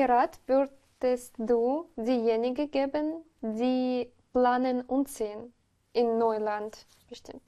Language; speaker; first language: German; non-native, learner; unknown